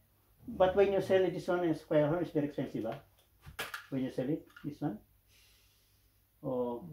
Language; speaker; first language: English; non-native, local second language; Filipino